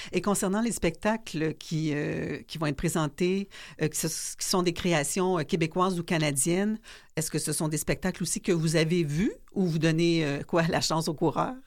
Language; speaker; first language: French; native; French